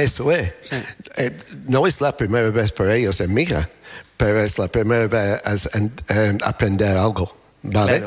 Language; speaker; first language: Spanish; non-native, learner; English